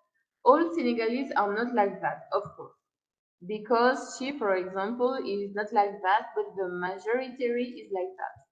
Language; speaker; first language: English; non-native, learner; French